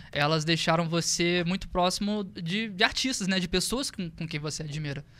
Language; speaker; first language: Portuguese; native; Portuguese